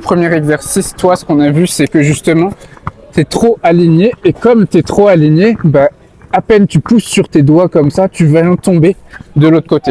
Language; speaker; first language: French; native; French